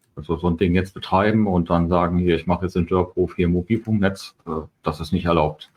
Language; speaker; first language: German; native; German